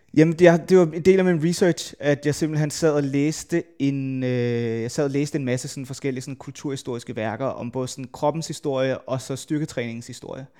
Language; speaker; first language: Danish; native; Danish